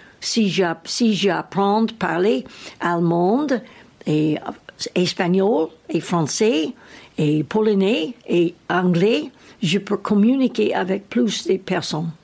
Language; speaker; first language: French; non-native, fluent; English